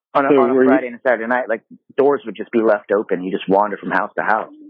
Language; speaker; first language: English; non-native, fluent; Japanese